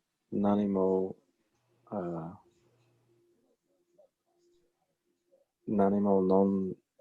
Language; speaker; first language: Japanese; non-native, learner; English